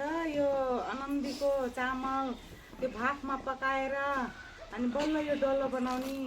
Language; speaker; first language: Nepali; non-native, local second language; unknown